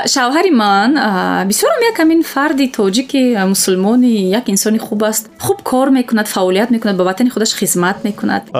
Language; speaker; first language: Tajik; non-native, local second language; Russian